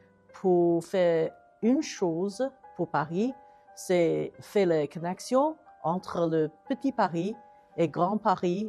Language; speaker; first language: French; non-native, learner; Chinese